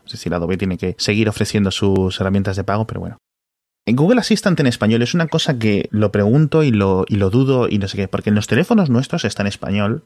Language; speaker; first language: Spanish; native; Spanish